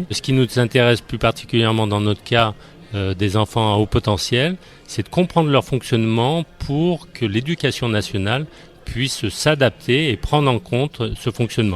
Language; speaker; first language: French; native; French